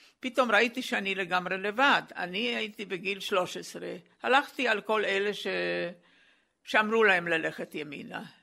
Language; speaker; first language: Hebrew; non-native, fluent; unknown